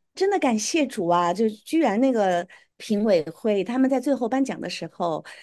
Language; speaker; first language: Chinese; native; Chinese